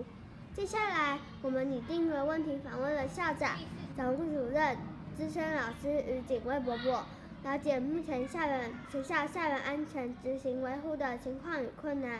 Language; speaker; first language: Chinese; native; Chinese